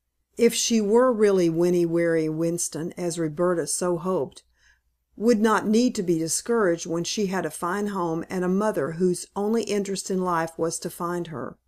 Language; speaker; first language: English; native; English